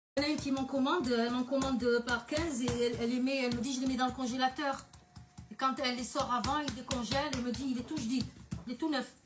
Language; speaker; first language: French; early bilingual, other home language; Arabic